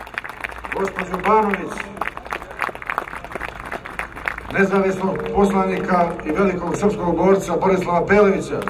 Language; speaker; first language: Bosnian; native; Bosnian